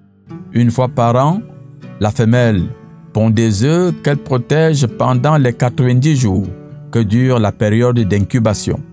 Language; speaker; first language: French; native; French